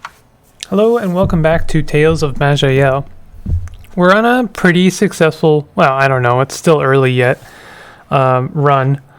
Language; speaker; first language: English; native; English